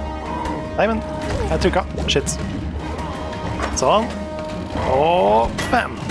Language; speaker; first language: Norwegian; native; Norwegian